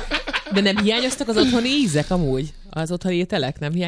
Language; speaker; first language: Hungarian; native; Hungarian